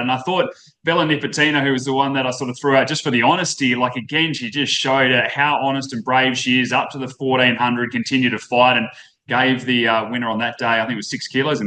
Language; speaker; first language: English; native; English